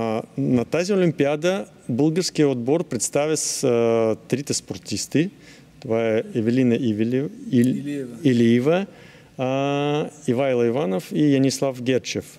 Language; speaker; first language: Bulgarian; non-native, learner; Russian